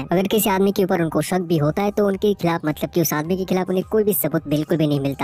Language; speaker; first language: Hindi; native; Hindi